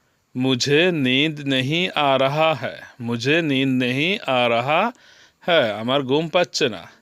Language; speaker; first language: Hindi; non-native, learner; Bangla